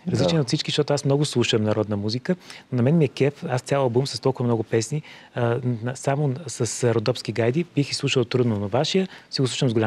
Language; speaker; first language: Bulgarian; native; Bulgarian